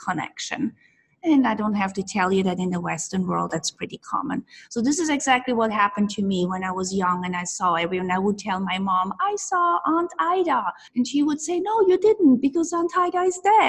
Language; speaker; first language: English; non-native, fluent; Swiss German